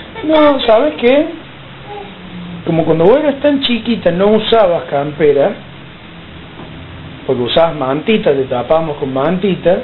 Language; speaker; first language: Spanish; native; Spanish